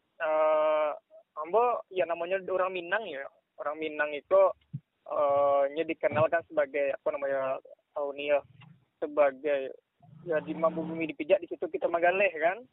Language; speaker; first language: Indonesian; non-native, local second language; Minangkabau